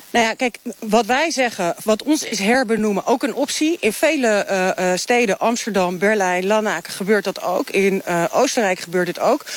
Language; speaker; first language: Dutch; native; Dutch